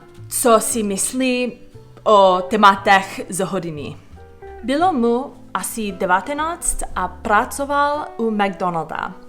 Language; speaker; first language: Czech; non-native, fluent; English